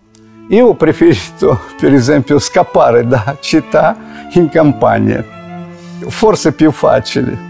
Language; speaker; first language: Italian; non-native, fluent; Russian